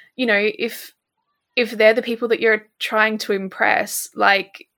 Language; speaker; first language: English; native; English